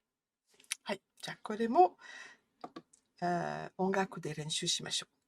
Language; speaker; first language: Japanese; non-native, fluent; French